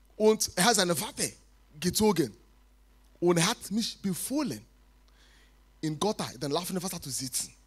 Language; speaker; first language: German; non-native, fluent; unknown